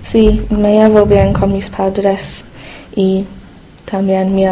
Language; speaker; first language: Spanish; non-native, learner; English